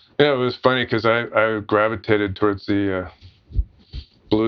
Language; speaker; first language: English; native; English